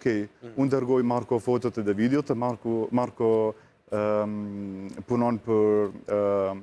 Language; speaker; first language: Albanian; non-native, learner; Italian